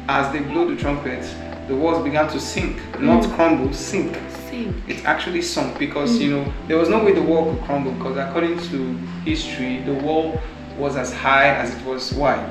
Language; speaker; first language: English; non-native, local second language; Bini